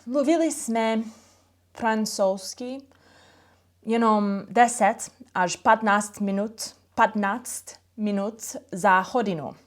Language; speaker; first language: Czech; non-native, fluent; English